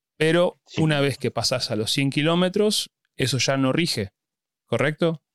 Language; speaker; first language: Spanish; native; Spanish